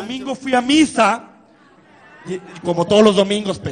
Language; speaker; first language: Spanish; native; Spanish